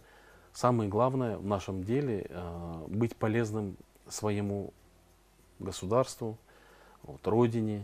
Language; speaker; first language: Russian; native; Russian